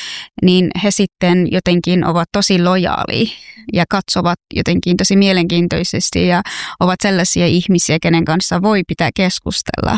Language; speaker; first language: Finnish; non-native, fluent; Persian